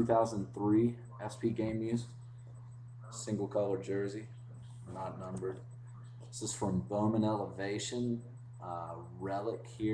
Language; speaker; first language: English; native; English